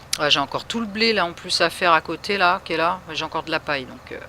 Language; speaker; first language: French; native; French